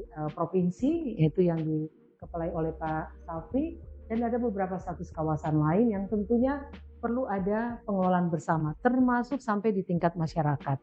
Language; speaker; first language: Indonesian; native; Indonesian